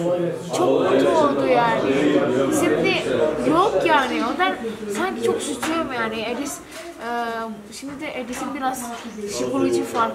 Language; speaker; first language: Turkish; non-native, learner; Indonesian